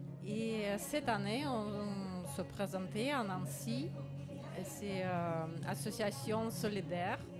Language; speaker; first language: French; non-native, learner; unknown